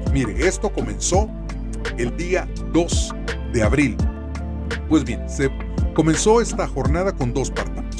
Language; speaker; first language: Spanish; native; Spanish